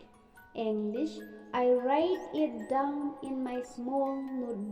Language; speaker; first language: English; non-native, local second language; Khasi